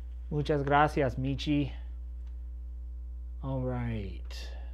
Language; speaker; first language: English; native; English